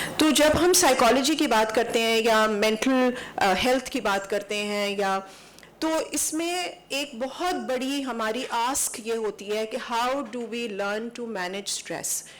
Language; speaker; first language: Urdu; native; Urdu